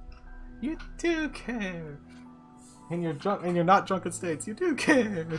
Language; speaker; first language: English; native; English